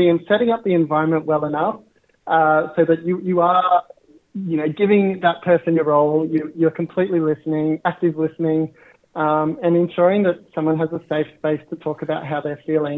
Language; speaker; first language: English; native; English